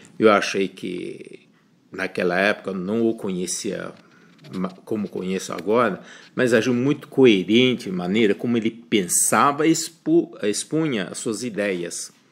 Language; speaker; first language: Portuguese; early bilingual, other home language; Chinese